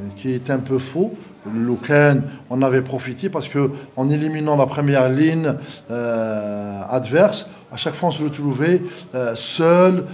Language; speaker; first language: French; non-native, local second language; Arabic